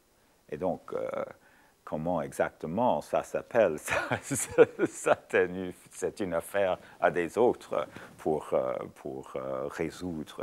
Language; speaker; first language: French; non-native, fluent; English